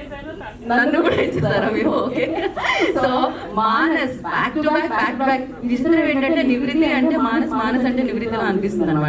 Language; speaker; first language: Telugu; native; Telugu